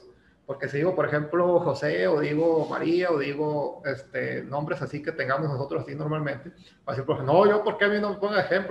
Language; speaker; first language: Spanish; native; Spanish